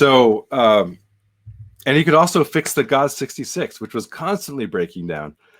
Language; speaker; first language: English; native; English